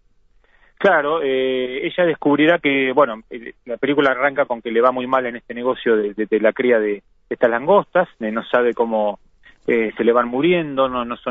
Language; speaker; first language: Spanish; native; Spanish